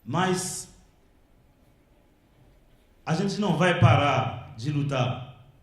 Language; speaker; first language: Portuguese; non-native, local second language; Haitian Creole